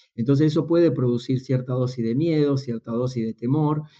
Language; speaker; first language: Spanish; native; Spanish